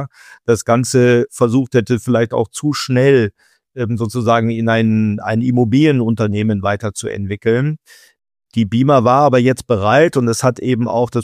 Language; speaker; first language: German; native; German